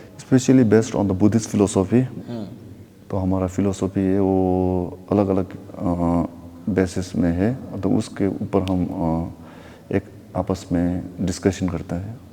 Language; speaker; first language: Hindi; non-native, local second language; Nepali